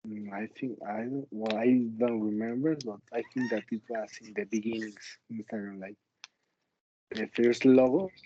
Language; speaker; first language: English; non-native, learner; Spanish